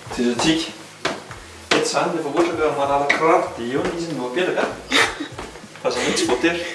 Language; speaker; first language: Malagasy; non-native, fluent; English